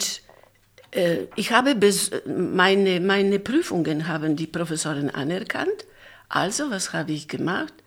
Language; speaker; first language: German; non-native, fluent; Polish